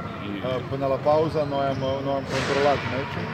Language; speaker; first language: Romanian; non-native, fluent; Serbian